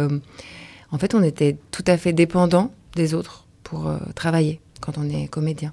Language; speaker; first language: French; early bilingual, other home language; Lithuanian